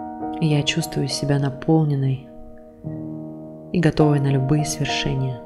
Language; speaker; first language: Russian; native; Russian